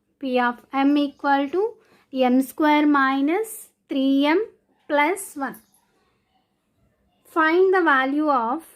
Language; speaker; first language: English; non-native, local second language; Telugu